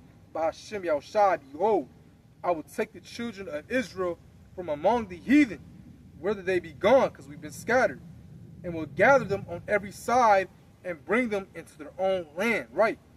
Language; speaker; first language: English; native; English